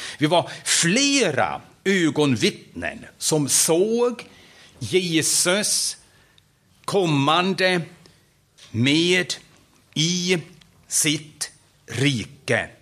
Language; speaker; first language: Swedish; non-native, fluent; German